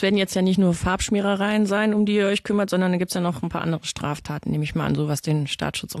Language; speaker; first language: German; native; German